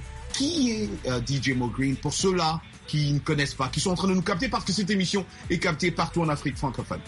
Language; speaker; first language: French; non-native, local second language; Lingala